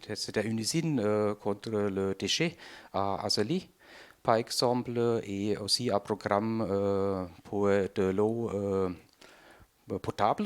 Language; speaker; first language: French; non-native, learner; German